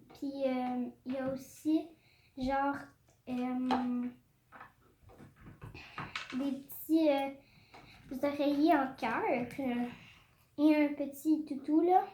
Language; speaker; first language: French; native; French